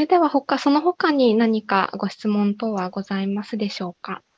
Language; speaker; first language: Japanese; native; Japanese